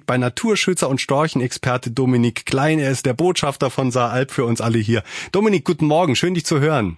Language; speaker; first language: German; native; German